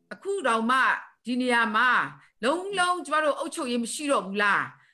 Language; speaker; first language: Burmese; non-native, local second language; Kachin